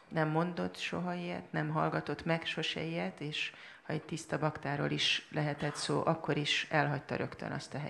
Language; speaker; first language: Hungarian; native; Hungarian